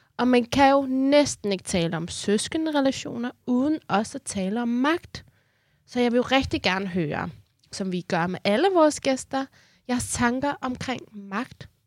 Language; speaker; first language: Danish; early bilingual, other home language; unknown